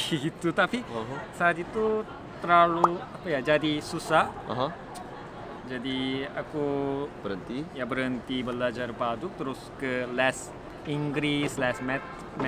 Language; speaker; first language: Indonesian; non-native, learner; Korean